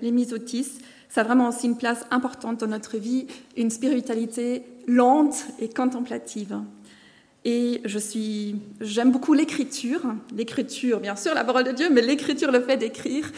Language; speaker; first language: French; non-native, fluent; German